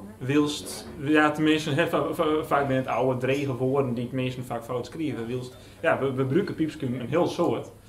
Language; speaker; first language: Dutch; native; Dutch